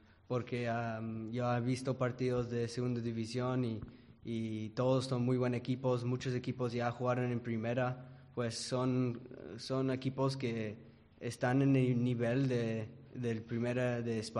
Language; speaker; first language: Spanish; early bilingual, heritage; English